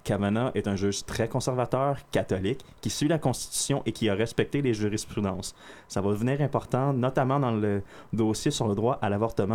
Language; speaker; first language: French; native; French